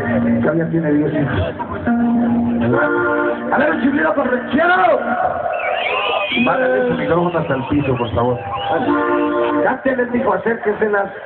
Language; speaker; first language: Spanish; native; Spanish